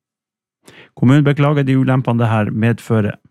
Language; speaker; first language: Norwegian; native; Norwegian